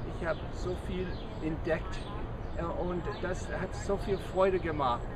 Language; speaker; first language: German; non-native, fluent; English